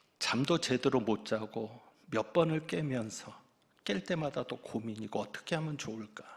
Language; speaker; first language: Korean; native; Korean